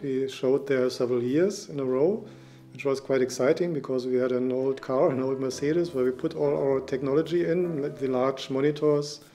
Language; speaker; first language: English; non-native, fluent; German